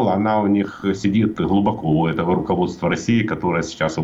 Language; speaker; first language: Russian; native; Russian